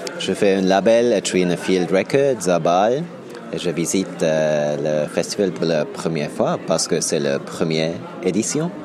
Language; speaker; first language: French; non-native, learner; German